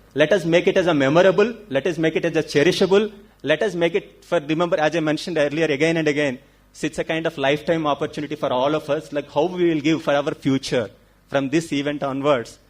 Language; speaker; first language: English; non-native, local second language; Kannada